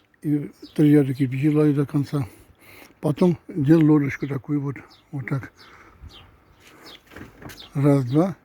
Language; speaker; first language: Russian; non-native, fluent; Armenian